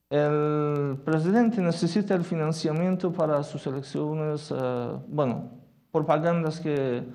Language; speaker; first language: Spanish; non-native, fluent; Persian